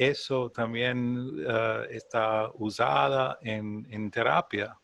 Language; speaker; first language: Spanish; non-native, learner; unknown